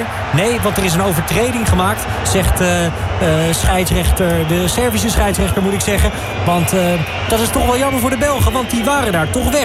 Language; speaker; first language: Dutch; native; Dutch